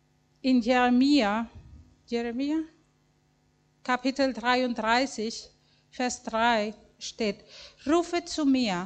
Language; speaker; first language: German; non-native, fluent; Spanish